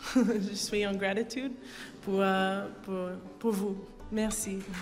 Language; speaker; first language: French; non-native, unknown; English